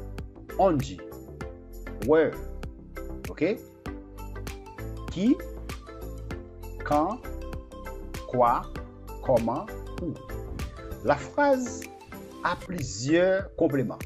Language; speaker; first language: French; non-native, fluent; Portuguese